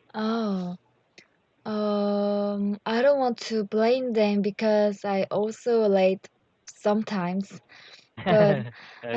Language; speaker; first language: English; non-native, learner; Korean